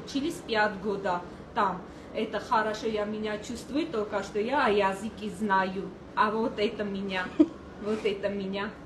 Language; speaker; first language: Russian; non-native, learner; Armenian